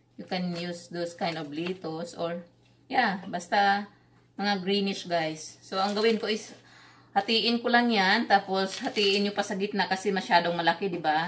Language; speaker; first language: Filipino; non-native, local second language; Cebuano